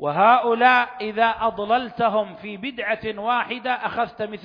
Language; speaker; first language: Arabic; native; Arabic